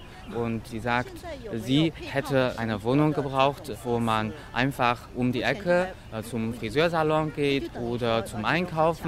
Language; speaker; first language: German; non-native, fluent; Chinese